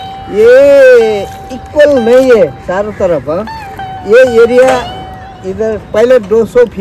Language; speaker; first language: Hindi; non-native, learner; Nepali